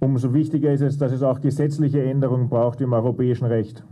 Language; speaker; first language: German; native; German